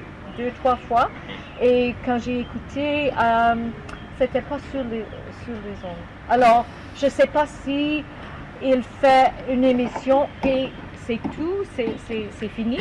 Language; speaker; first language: French; non-native, learner; English